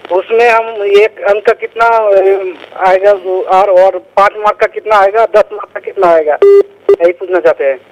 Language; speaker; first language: Hindi; native; Hindi